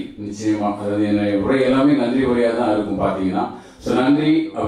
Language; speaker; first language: Tamil; native; Tamil